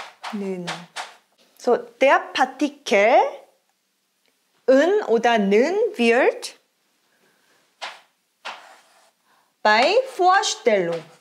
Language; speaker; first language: German; non-native, fluent; Korean